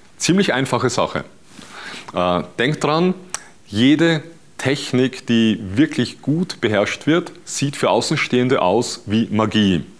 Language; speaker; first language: German; native; German